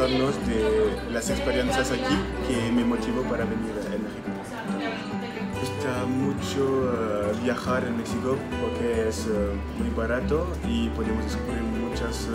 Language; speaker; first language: Spanish; non-native, learner; French